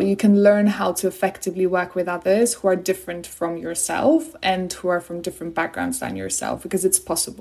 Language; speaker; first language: English; non-native, fluent; Polish